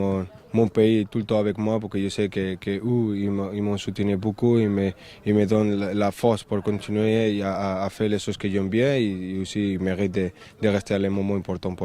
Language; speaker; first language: French; non-native, fluent; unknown